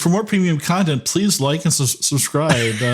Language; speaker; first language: English; native; English